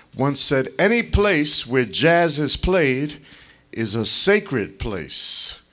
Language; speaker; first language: English; native; English